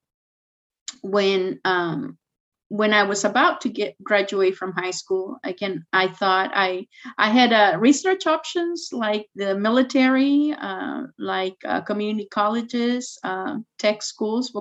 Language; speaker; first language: English; non-native, fluent; Spanish